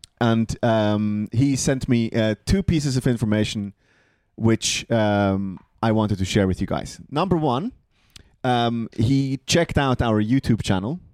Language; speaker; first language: English; non-native, fluent; Swiss German